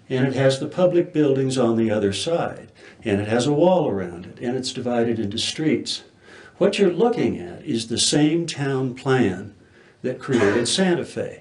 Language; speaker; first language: English; native; English